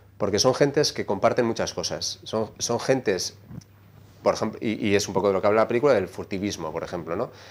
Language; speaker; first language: Spanish; native; Spanish